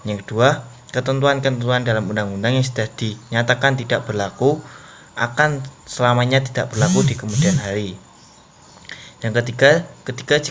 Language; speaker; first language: Indonesian; native; Indonesian